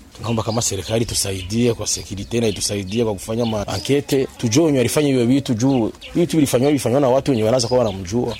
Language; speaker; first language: Swahili; non-native, local second language; Rundi